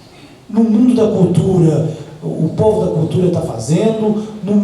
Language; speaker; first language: Portuguese; native; Portuguese